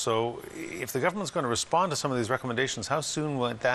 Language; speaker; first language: English; native; English